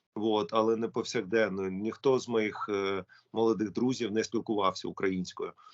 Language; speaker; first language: Ukrainian; non-native, local second language; Russian